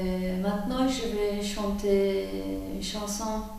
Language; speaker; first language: French; non-native, learner; Turkish